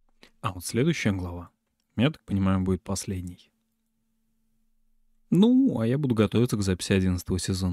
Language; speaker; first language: Russian; native; Russian